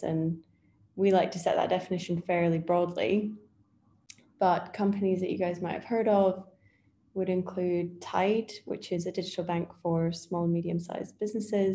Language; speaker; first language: English; native; English